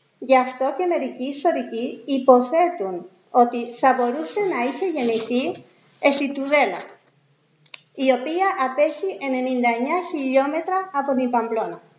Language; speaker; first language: Greek; non-native, fluent; Spanish